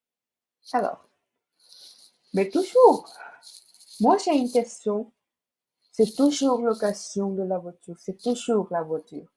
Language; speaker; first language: French; non-native, fluent; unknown